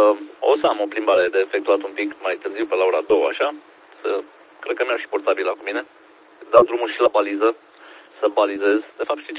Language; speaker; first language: Romanian; native; Romanian